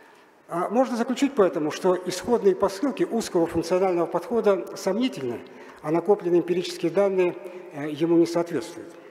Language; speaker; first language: Russian; native; Russian